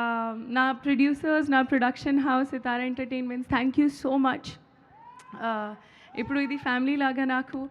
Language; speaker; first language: Telugu; non-native, local second language; Hindi